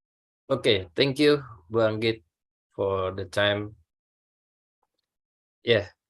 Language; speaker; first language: English; non-native, learner; Indonesian